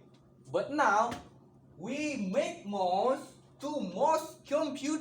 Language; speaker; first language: English; non-native, learner; Indonesian